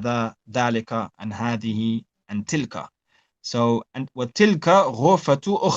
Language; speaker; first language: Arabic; non-native, fluent; English